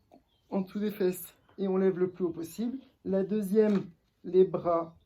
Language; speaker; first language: French; native; French